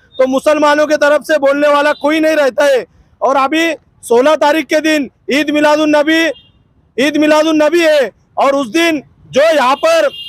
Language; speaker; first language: Hindi; non-native, local second language; Urdu